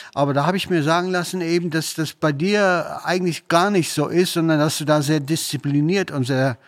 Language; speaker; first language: German; native; German